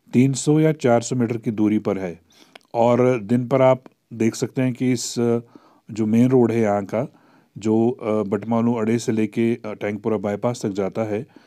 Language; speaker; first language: Urdu; non-native, local second language; Kashmiri